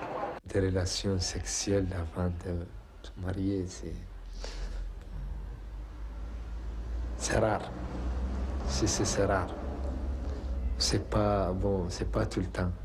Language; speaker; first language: French; non-native, learner; Arabic